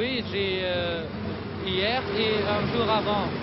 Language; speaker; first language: French; non-native, learner; German